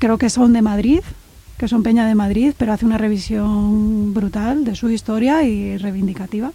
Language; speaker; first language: Spanish; native; Spanish